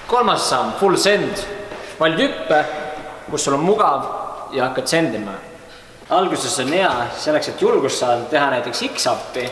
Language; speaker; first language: Estonian; native; Estonian